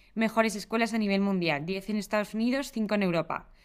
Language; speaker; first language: Spanish; native; Spanish